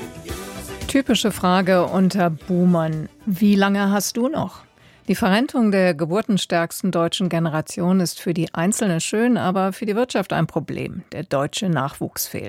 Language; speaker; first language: German; native; German